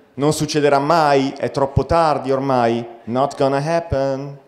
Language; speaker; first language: Italian; native; Italian